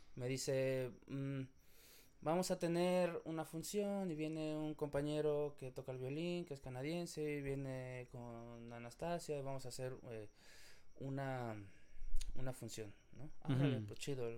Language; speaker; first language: Spanish; native; Spanish